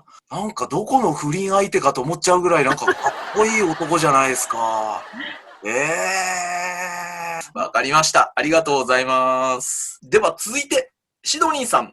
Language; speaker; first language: Japanese; native; Japanese